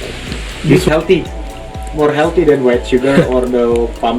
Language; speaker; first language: English; non-native, learner; Indonesian